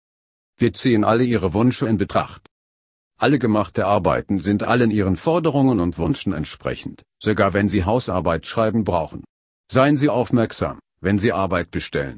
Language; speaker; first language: German; non-native, learner; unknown